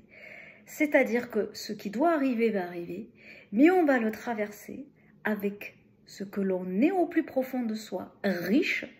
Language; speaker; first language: French; native; French